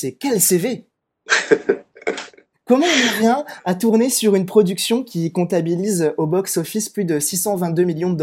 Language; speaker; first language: French; native; French